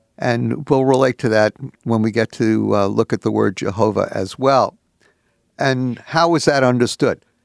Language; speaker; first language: English; native; English